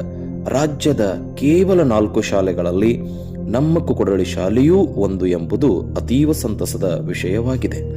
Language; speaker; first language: Kannada; native; Kannada